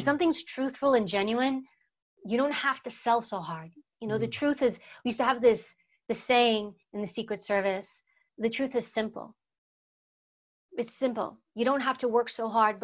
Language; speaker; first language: English; early bilingual, other home language; Greek